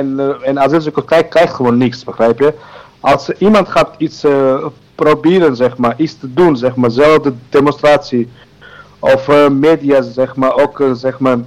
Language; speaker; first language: Dutch; non-native, learner; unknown